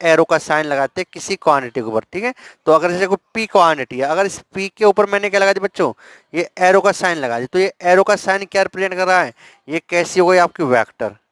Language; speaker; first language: Hindi; native; Hindi